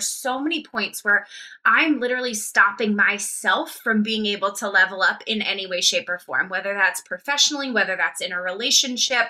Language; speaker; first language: English; native; English